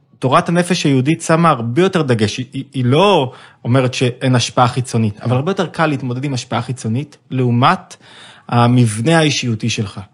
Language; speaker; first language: Hebrew; native; Hebrew